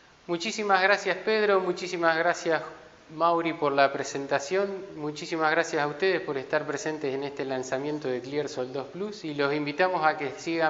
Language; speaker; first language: Spanish; native; Spanish